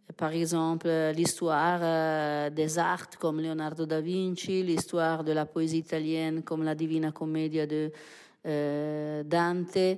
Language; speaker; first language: French; non-native, fluent; Italian